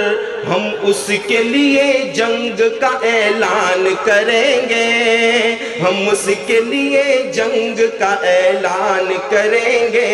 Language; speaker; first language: Hindi; native; Hindi